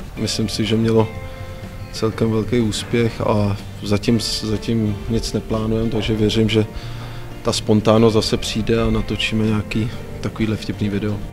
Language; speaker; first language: Czech; native; Czech